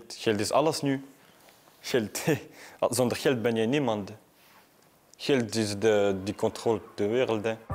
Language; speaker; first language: Dutch; early bilingual, other home language; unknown